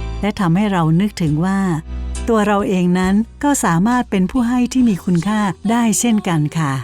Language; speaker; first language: Thai; native; Thai